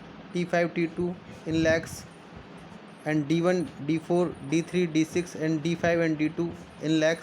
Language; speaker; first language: English; non-native, local second language; Hindi